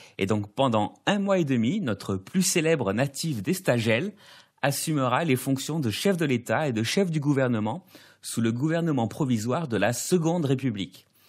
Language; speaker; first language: French; native; French